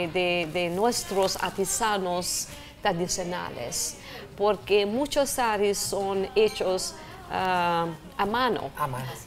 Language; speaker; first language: Spanish; non-native, fluent; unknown